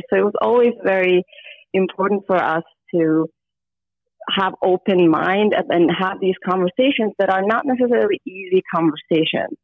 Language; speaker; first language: English; non-native, fluent; Turkish